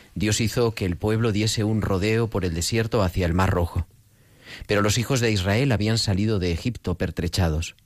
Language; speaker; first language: Spanish; native; Spanish